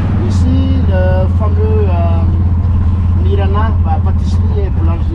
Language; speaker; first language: French; non-native, local second language; Malagasy